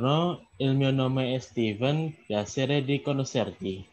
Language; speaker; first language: Italian; non-native, learner; Indonesian